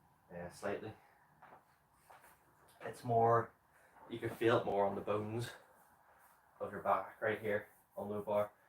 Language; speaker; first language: English; native; English